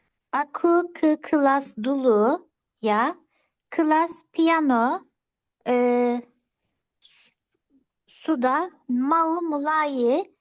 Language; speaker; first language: Indonesian; non-native, learner; Turkish